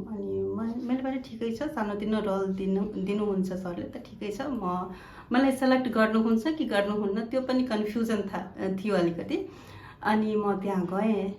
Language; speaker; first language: Nepali; non-native, local second language; Maithili